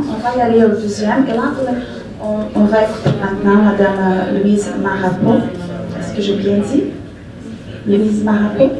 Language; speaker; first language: French; non-native, fluent; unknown